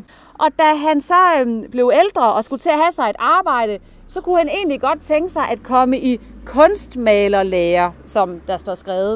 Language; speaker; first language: Danish; native; Danish